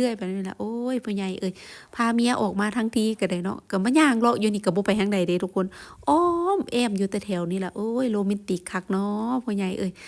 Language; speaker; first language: Thai; non-native, local second language; Lao